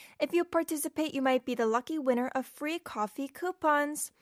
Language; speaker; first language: English; non-native, fluent; Korean